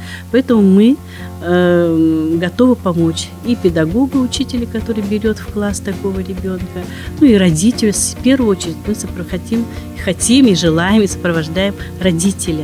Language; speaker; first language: Russian; native; Russian